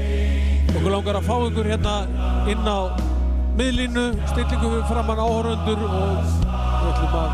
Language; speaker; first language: Icelandic; native; Icelandic